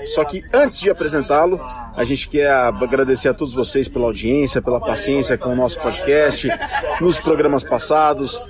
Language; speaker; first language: Portuguese; native; Portuguese